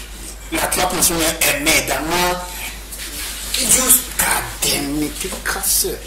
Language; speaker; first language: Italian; non-native, learner; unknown